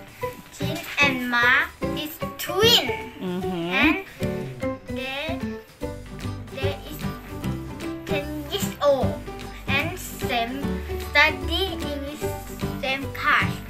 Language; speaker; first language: English; non-native, learner; Thai